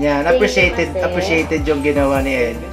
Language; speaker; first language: Filipino; native; Filipino